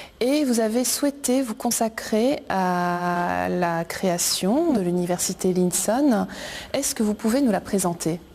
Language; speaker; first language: French; native; French